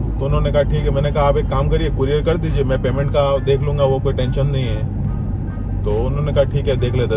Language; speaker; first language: Hindi; non-native, local second language; Rajasthani